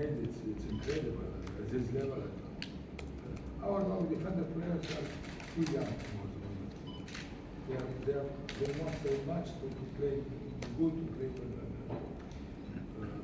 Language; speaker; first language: English; non-native, fluent; Romanian